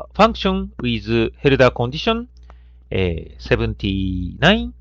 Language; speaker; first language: English; non-native, fluent; Japanese